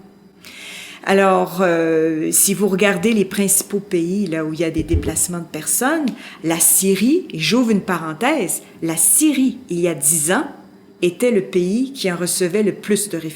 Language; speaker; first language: French; native; French